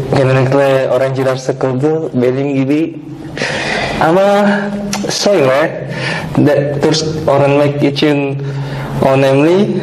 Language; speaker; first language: Turkish; non-native, learner; Indonesian